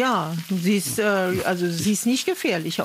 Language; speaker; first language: German; native; German